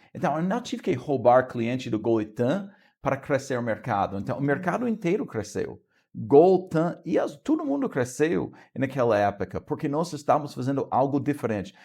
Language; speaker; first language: Portuguese; non-native, fluent; English